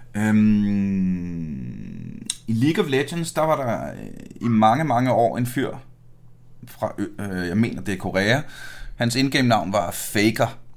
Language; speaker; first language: Danish; native; Danish